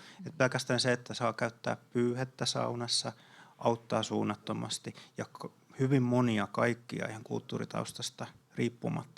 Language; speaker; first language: Finnish; native; Finnish